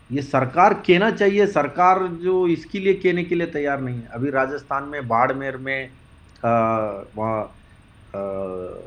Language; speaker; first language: Hindi; non-native, local second language; Kannada